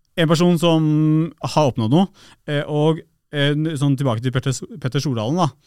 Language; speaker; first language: Norwegian; early bilingual, other home language; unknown